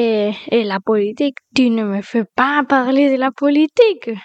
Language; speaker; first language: French; non-native, learner; Spanish